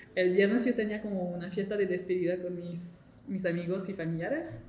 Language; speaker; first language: Spanish; non-native, fluent; English